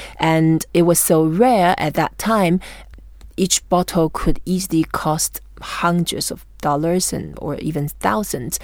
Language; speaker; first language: English; non-native, fluent; Chinese